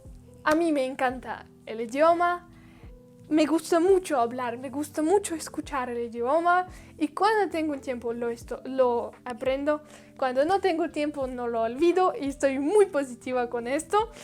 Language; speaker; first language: Spanish; non-native, learner; Russian